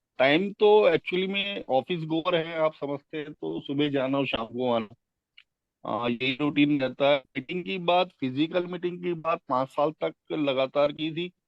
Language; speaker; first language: Hindi; native; Hindi